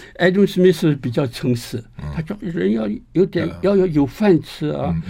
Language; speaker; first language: Chinese; native; Chinese